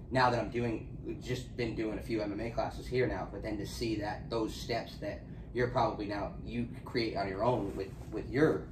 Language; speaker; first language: English; native; English